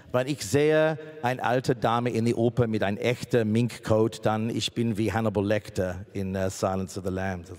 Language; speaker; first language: German; non-native, fluent; English